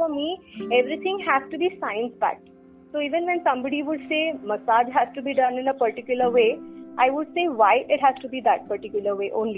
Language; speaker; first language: English; non-native, local second language; Hindi